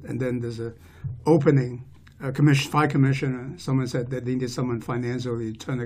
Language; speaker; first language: English; non-native, local second language; Cantonese